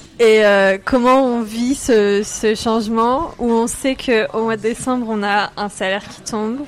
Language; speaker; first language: French; native; French